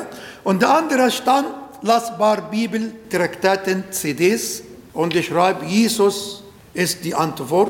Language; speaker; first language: German; non-native, fluent; Arabic